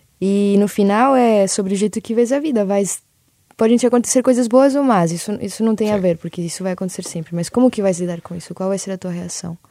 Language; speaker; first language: Portuguese; early bilingual, other home language; Spanish